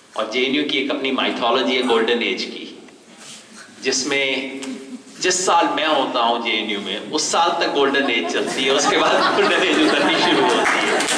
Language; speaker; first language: Hindi; native; Hindi